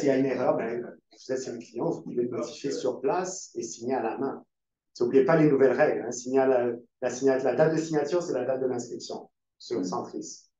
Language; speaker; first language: French; native; French